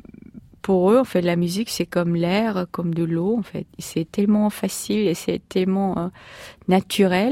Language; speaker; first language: French; non-native, fluent; Korean